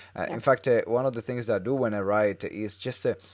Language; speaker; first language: English; non-native, fluent; Italian